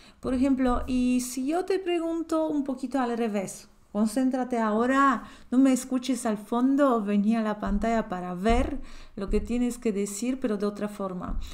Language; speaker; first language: Spanish; non-native, fluent; Polish